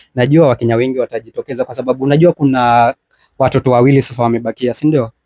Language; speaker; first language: Swahili; native; Swahili